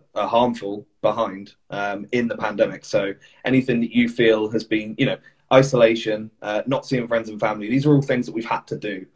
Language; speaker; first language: English; native; English